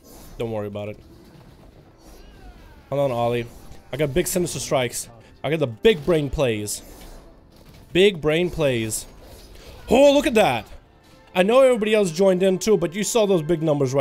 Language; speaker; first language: English; native; English